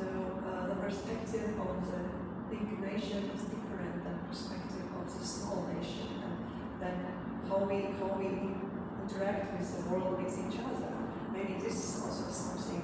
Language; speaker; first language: English; non-native, fluent; Latvian